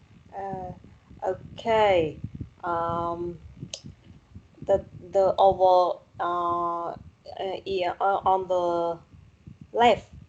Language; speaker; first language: English; non-native, learner; Vietnamese